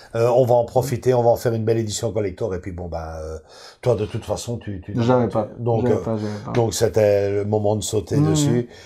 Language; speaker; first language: French; native; French